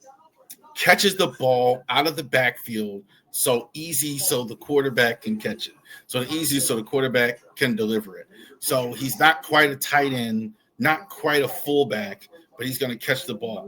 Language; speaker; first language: English; native; English